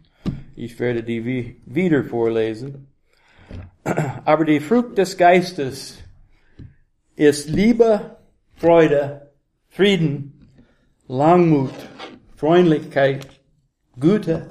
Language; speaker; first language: German; non-native, learner; English